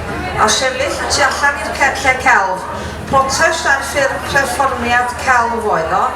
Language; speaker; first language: Welsh; native; Welsh